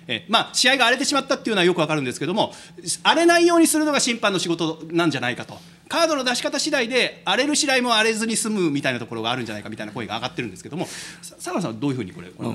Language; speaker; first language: Japanese; native; Japanese